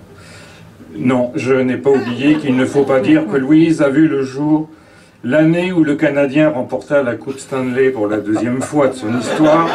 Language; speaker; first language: French; native; French